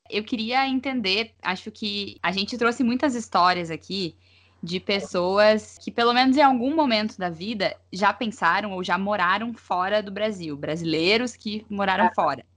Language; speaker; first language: Portuguese; native; Portuguese